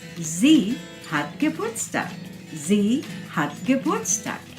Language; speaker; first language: German; non-native, fluent; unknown